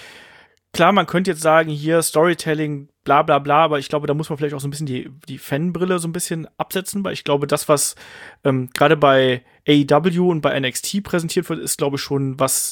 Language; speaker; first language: German; native; German